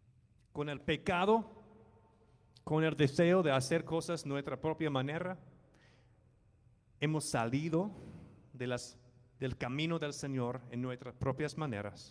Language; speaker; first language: Spanish; non-native, fluent; English